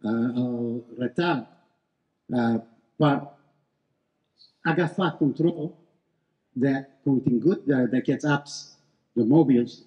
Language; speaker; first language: Catalan; non-native, fluent; English